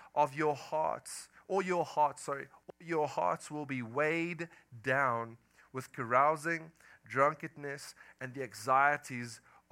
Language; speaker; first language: English; non-native, local second language; Afrikaans